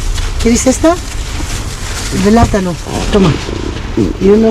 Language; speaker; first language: Spanish; non-native, learner; Filipino